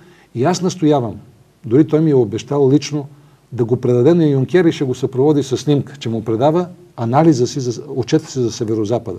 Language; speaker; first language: Bulgarian; native; Bulgarian